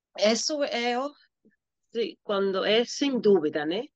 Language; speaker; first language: Portuguese; non-native, learner; Spanish